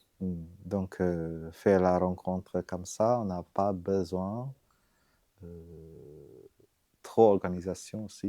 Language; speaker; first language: French; non-native, fluent; Vietnamese